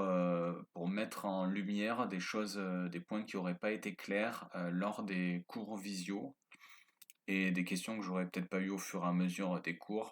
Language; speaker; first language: French; native; French